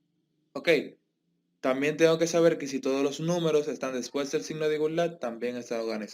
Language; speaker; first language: Spanish; native; Spanish